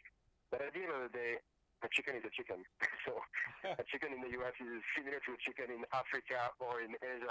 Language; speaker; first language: English; non-native, fluent; French